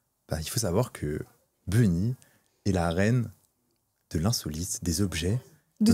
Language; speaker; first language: French; native; French